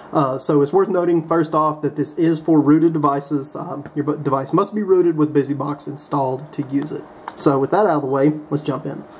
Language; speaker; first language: English; native; English